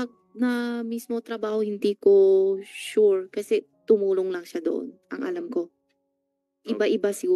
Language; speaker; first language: Filipino; non-native, learner; Chinese